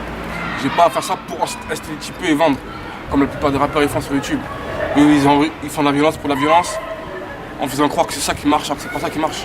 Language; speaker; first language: French; native; French